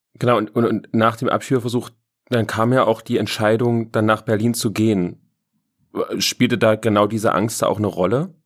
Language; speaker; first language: German; native; German